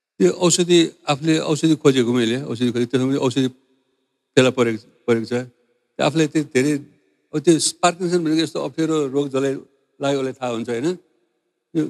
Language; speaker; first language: Nepali; non-native, local second language; Newari